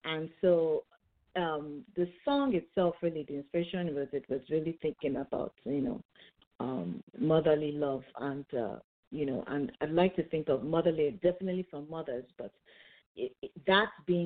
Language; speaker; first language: English; non-native, local second language; Yoruba